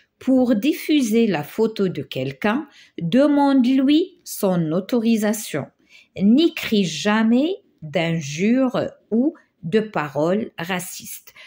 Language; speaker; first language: French; non-native, local second language; Arabic